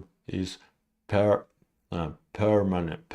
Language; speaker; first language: English; non-native, learner; Russian